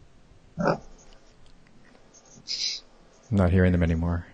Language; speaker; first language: English; native; English